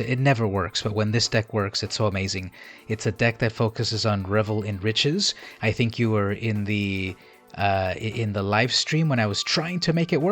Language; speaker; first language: English; native; English